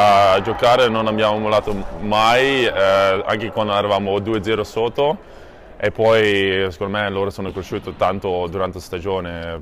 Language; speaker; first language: Italian; non-native, fluent; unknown